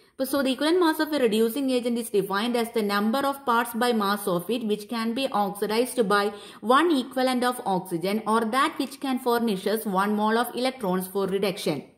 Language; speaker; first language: English; non-native, local second language; Malayalam